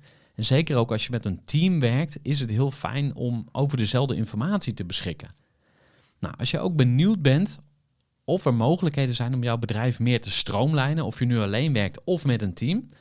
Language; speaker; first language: Dutch; native; Dutch